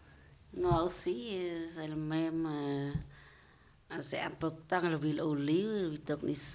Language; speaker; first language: French; non-native, learner; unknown